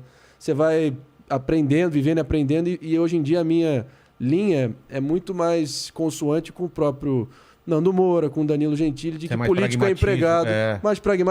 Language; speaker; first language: Portuguese; native; Portuguese